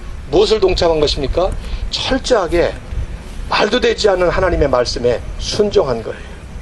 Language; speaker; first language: Korean; native; Korean